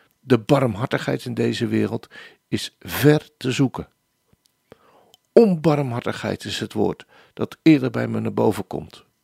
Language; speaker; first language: Dutch; native; Dutch